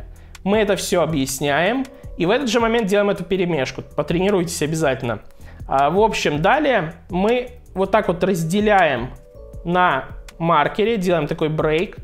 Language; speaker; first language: Russian; native; Russian